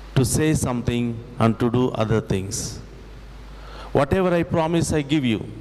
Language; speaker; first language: English; non-native, local second language; Telugu